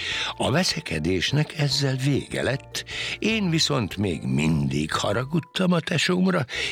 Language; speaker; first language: Hungarian; native; Hungarian